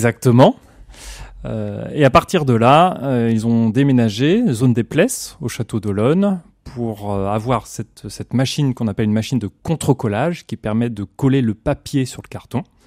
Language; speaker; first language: French; native; French